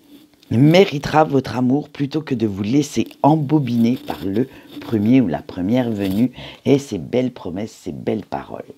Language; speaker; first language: French; native; French